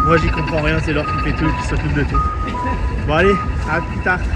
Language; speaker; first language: French; native; French